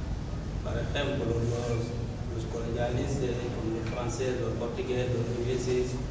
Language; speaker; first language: Spanish; non-native, learner; Wolof